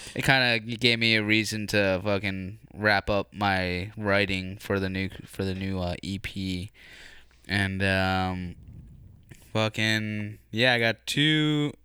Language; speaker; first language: English; native; English